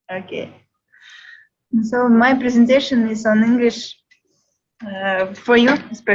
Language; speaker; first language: English; non-native, learner; Russian